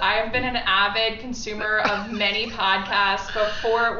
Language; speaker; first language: English; native; English